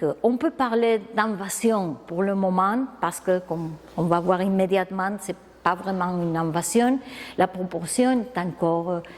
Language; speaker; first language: French; non-native, fluent; Spanish